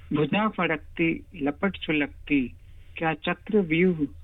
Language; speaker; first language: Hindi; native; Hindi